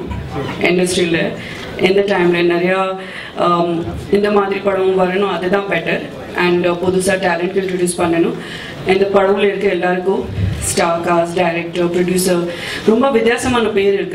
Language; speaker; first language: Tamil; non-native, fluent; Telugu